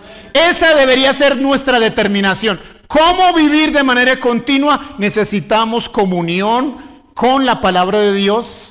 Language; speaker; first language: Spanish; native; Spanish